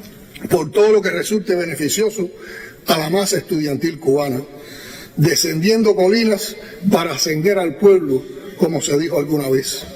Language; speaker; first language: Spanish; native; Spanish